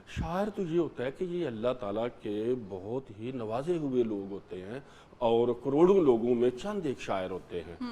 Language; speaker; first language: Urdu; non-native, local second language; Punjabi